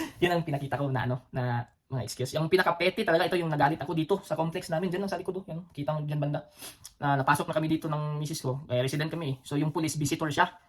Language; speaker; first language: Filipino; non-native, local second language; Cebuano